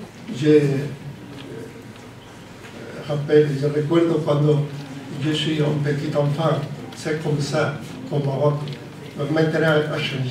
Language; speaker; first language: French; non-native, learner; Spanish